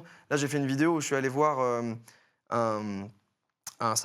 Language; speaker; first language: French; native; French